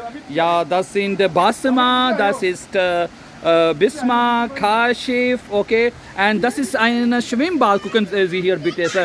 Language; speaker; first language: German; non-native, learner; Urdu